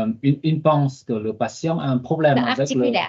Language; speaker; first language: French; non-native, fluent; Vietnamese